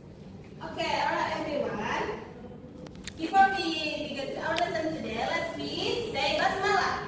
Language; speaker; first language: English; non-native, learner; Indonesian